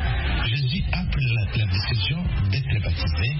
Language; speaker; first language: French; non-native, local second language; Kinyarwanda